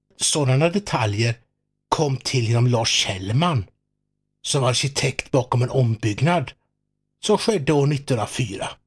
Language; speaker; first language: Swedish; native; Swedish